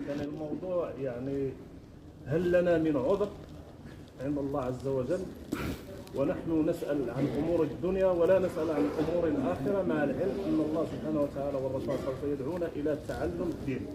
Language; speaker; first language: Arabic; native; Arabic